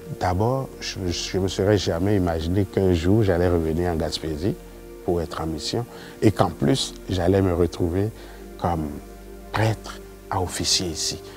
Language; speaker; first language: French; non-native, local second language; Yoruba